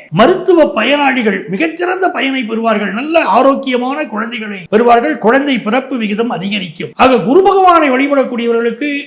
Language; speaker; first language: Tamil; native; Tamil